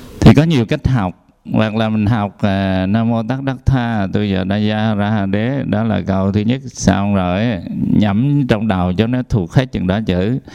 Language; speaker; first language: Vietnamese; native; Vietnamese